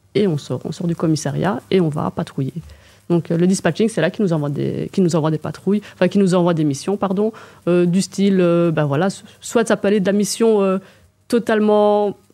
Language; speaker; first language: French; native; French